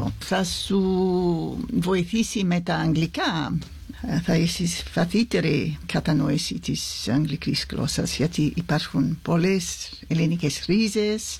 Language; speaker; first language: Greek; non-native, fluent; English